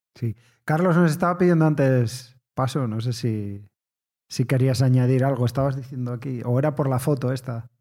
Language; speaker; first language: Spanish; native; Spanish